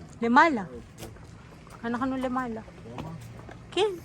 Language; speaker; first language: Hebrew; non-native, learner; Filipino